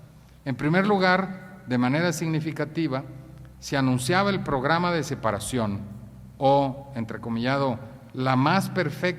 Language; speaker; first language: Spanish; native; Spanish